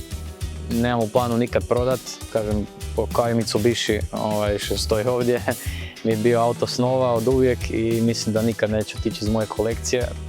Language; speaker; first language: Croatian; native; Croatian